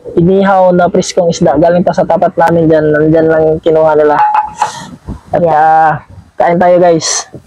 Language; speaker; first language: Filipino; non-native, local second language; Cebuano